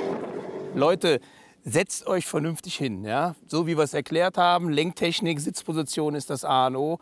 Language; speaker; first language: German; native; German